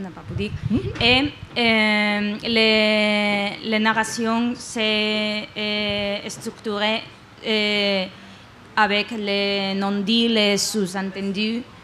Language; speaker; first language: French; non-native, learner; Spanish